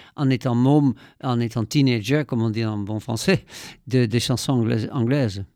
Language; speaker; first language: French; non-native, fluent; Dutch